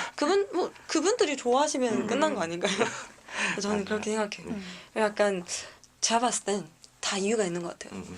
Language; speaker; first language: Korean; native; Korean